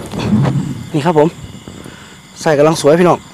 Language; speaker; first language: Thai; non-native, local second language; Northeastern Thai